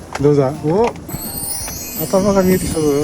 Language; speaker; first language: Japanese; non-native, learner; Filipino